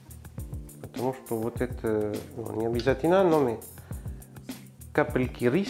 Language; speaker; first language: Russian; non-native, learner; French